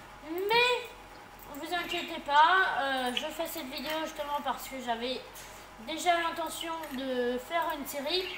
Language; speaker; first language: French; native; French